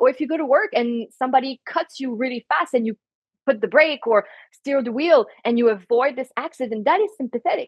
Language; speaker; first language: English; non-native, fluent; French